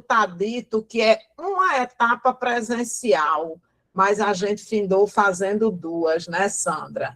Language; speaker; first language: Portuguese; native; Portuguese